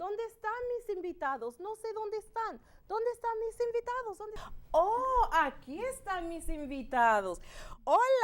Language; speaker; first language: Spanish; non-native, learner; English